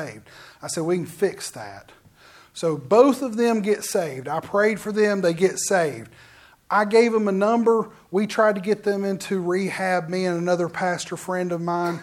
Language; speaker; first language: English; native; English